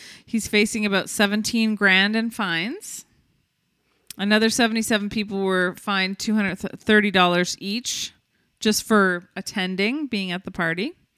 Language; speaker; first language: English; native; English